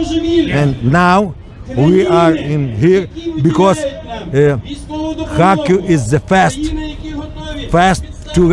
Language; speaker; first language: English; non-native, learner; Ukrainian